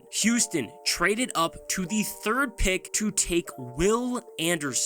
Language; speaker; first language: English; native; English